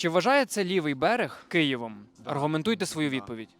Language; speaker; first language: Ukrainian; native; Ukrainian